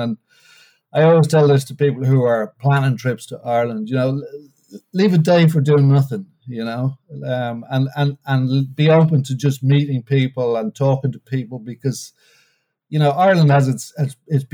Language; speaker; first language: English; native; English